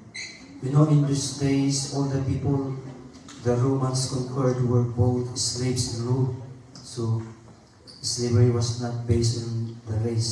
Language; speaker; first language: English; non-native, local second language; Filipino